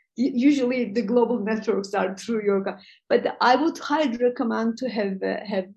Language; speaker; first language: English; non-native, fluent; Turkish